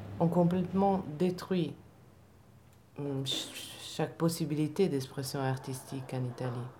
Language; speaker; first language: French; non-native, fluent; Italian